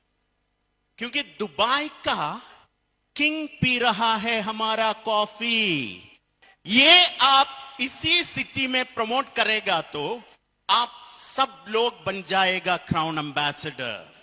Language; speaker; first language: Hindi; non-native, fluent; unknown